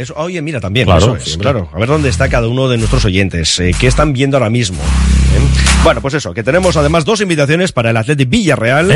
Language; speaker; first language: Spanish; native; Spanish